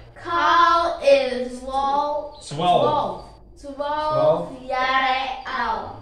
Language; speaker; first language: German; non-native, learner; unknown